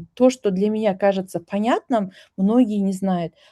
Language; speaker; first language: Russian; non-native, local second language; Kazakh